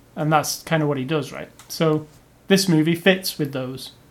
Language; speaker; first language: English; native; English